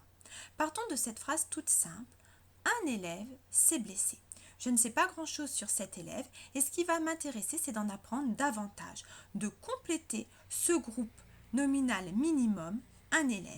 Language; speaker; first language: French; native; French